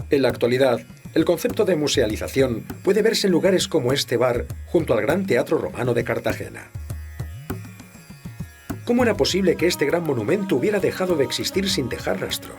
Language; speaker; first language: Spanish; native; Spanish